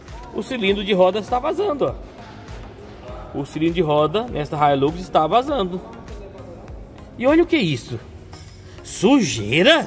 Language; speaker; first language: Portuguese; native; Portuguese